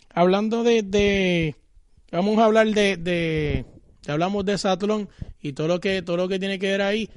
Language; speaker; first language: Spanish; native; Spanish